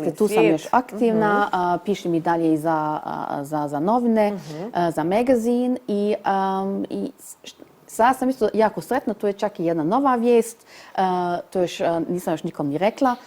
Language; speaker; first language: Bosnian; early bilingual, heritage; Bosnian